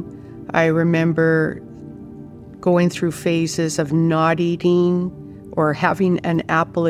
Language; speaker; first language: English; native; English